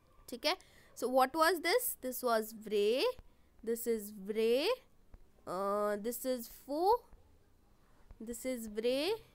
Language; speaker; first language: English; non-native, local second language; Hindi